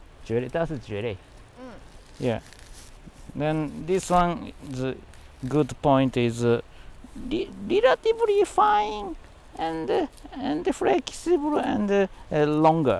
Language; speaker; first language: English; non-native, learner; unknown